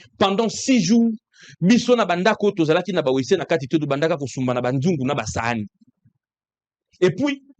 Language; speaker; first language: Lingala; native; Lingala